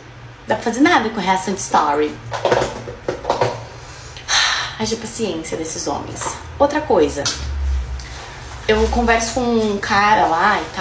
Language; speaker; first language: Portuguese; native; Portuguese